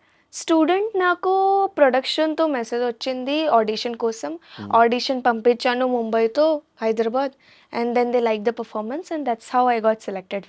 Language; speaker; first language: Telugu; non-native, learner; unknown